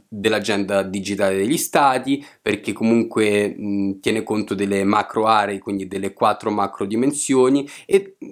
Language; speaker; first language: Italian; native; Italian